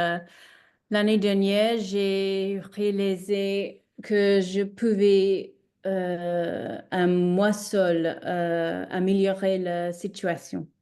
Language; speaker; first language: French; non-native, learner; English